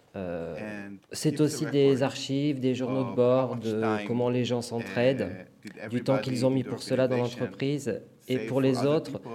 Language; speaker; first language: French; non-native, fluent; Hebrew